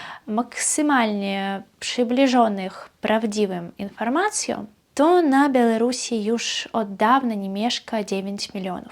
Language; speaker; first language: Polish; non-native, fluent; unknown